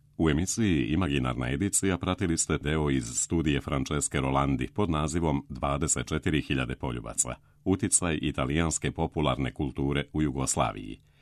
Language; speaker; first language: Serbian; native; Serbian